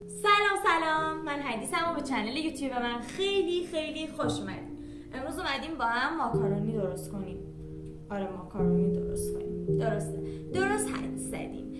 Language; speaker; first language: Persian; non-native, local second language; Azerbaijani